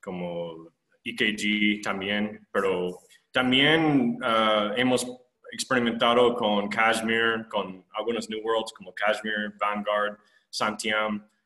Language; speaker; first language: Spanish; non-native, fluent; English